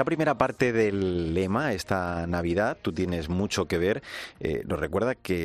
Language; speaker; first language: Spanish; native; Spanish